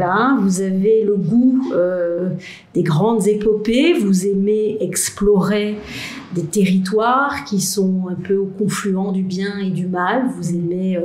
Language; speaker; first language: French; native; French